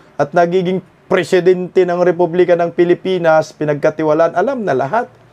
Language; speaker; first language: Filipino; non-native, local second language; Cebuano